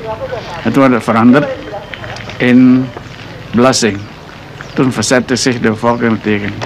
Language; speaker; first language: Dutch; non-native, local second language; Indonesian